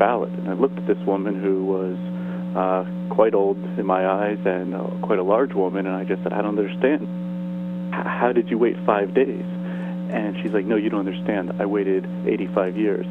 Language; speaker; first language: English; native; English